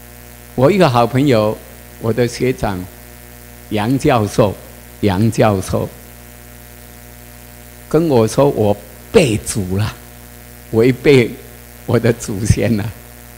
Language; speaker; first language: Chinese; non-native, local second language; Min Nan Chinese